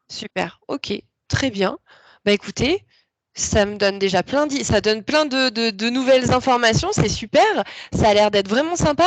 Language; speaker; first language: French; native; French